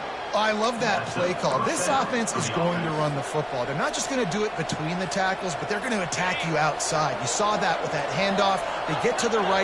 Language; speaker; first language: English; native; English